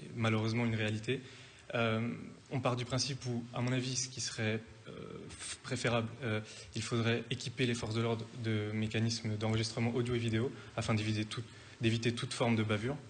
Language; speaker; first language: French; native; French